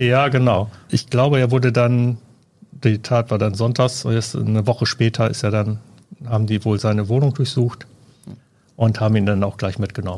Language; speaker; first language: German; native; German